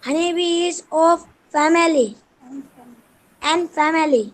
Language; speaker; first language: English; non-native, learner; Hindi